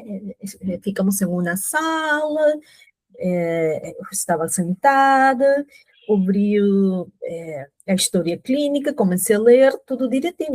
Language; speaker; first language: Portuguese; non-native, fluent; Spanish